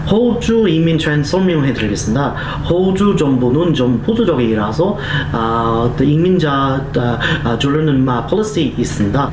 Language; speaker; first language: Korean; non-native, learner; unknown